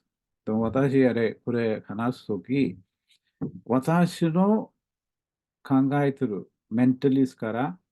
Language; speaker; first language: Japanese; non-native, learner; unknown